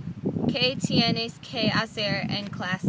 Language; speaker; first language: Spanish; non-native, learner; English